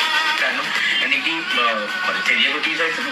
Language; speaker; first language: Malayalam; non-native, fluent; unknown